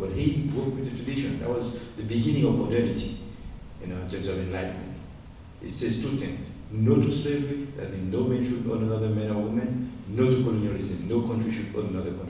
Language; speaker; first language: English; non-native, fluent; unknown